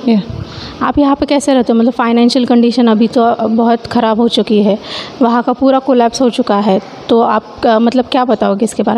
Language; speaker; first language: Hindi; non-native, local second language; Marathi